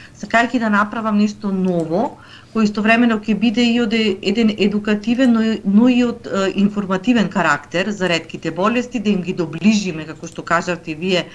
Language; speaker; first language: Macedonian; native; Macedonian